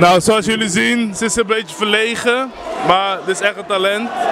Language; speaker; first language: Dutch; native; Dutch